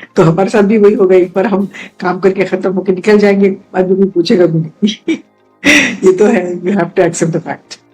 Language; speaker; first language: Hindi; native; Hindi